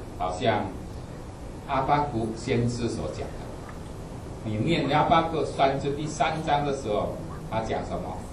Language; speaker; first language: Chinese; non-native, fluent; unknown